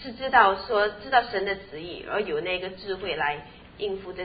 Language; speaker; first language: Chinese; native; Chinese